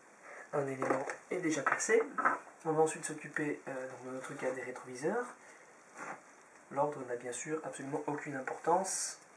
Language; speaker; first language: French; native; French